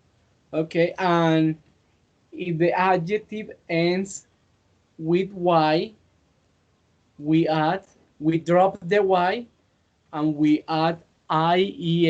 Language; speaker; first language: English; non-native, fluent; Spanish